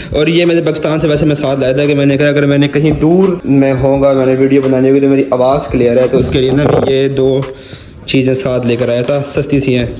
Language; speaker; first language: Urdu; native; Urdu